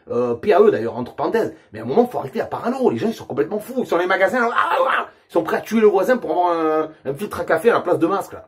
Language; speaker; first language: French; native; French